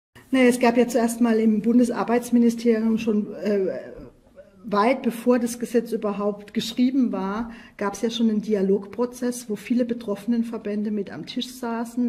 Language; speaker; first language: German; native; German